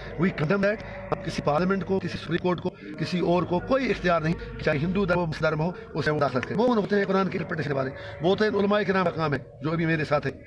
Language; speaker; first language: Urdu; non-native, local second language; Kashmiri